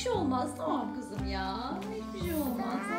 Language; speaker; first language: Turkish; native; Turkish